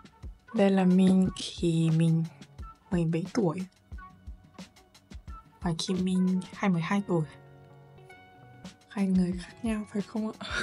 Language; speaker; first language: Vietnamese; non-native, learner; Russian